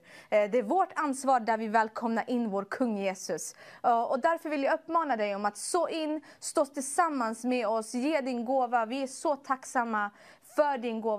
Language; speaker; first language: Swedish; early bilingual, other home language; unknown